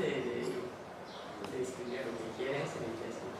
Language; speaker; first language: Spanish; non-native, fluent; French